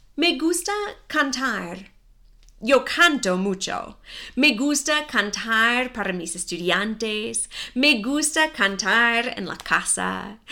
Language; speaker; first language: Spanish; non-native, fluent; English